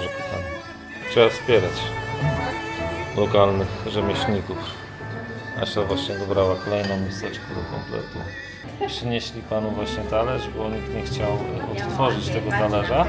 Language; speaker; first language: Polish; native; Polish